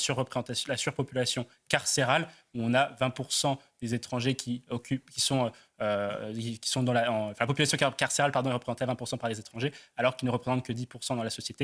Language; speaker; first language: French; native; French